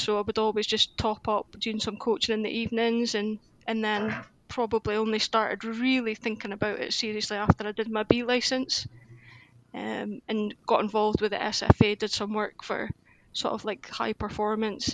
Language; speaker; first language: English; native; English